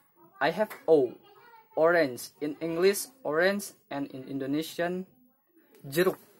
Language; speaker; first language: English; non-native, learner; Indonesian